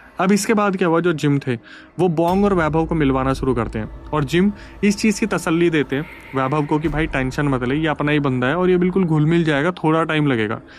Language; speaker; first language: Hindi; native; Hindi